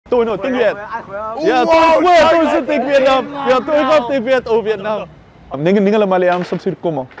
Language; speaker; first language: Vietnamese; non-native, learner; Dutch